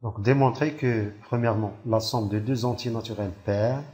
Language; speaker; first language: French; non-native, local second language; Arabic